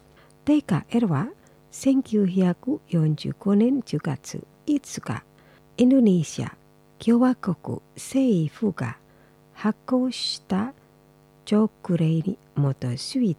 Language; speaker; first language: Japanese; non-native, fluent; Indonesian